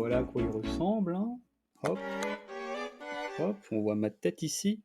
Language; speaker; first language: French; native; French